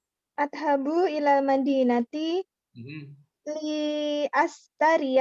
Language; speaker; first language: Arabic; non-native, learner; Indonesian